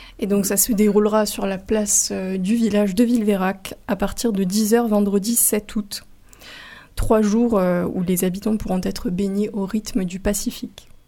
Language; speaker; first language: French; native; French